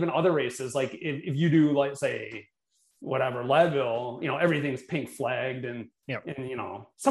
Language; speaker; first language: English; native; English